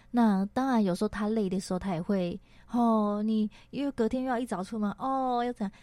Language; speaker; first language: Chinese; non-native, local second language; Hakka Chinese